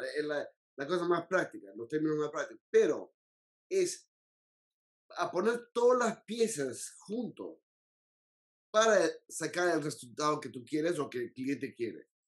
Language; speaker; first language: Spanish; early bilingual, heritage; Spanish